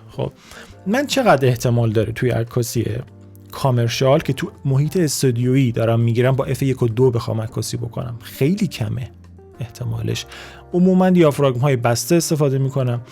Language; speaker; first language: Persian; native; Persian